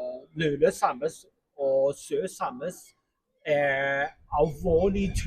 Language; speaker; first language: Norwegian; non-native, learner; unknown